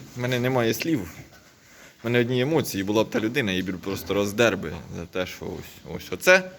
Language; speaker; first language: Ukrainian; native; Ukrainian